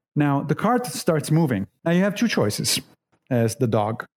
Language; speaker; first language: English; non-native, fluent; Italian